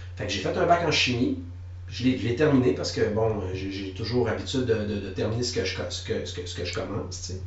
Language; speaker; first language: French; native; French